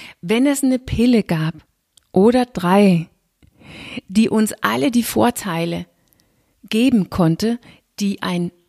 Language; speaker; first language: German; non-native, fluent; Danish